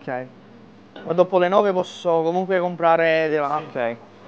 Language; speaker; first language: Italian; non-native, fluent; Portuguese